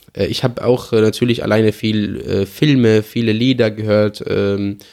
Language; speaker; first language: German; non-native, fluent; Arabic